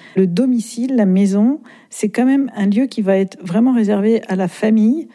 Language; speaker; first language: French; native; French